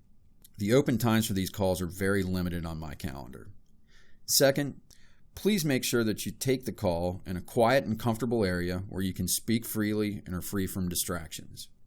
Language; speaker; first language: English; native; English